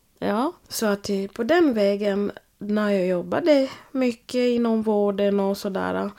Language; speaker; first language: Swedish; non-native, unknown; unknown